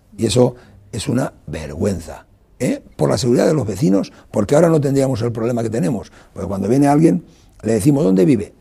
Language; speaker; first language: Spanish; non-native, local second language; Catalan